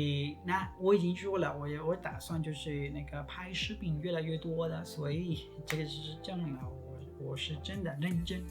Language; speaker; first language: Chinese; non-native, fluent; Spanish